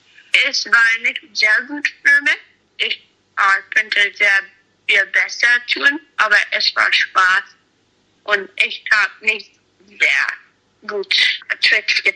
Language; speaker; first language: German; non-native, learner; English